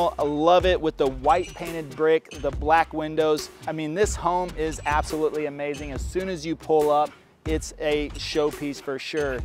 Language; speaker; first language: English; native; English